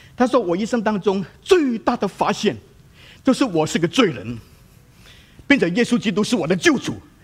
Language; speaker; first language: Chinese; non-native, local second language; Cantonese